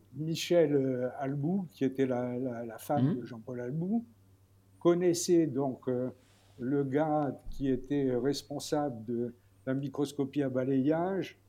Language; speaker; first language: French; native; French